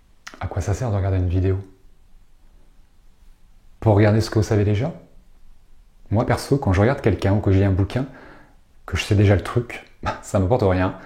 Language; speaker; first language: French; native; French